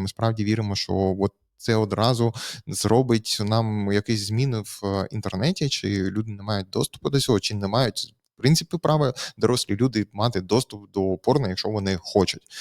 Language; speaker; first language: Ukrainian; native; Ukrainian